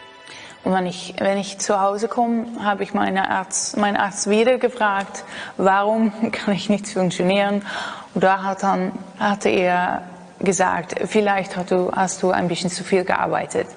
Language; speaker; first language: German; non-native, learner; Dutch